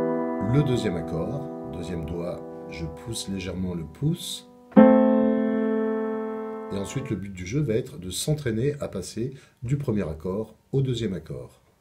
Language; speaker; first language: French; native; French